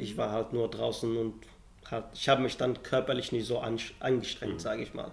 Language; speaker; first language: German; non-native, fluent; Arabic